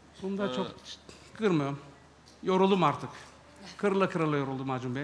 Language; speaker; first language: Turkish; native; Turkish